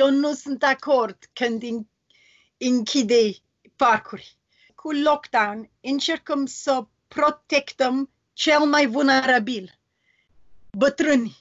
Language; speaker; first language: Romanian; non-native, learner; English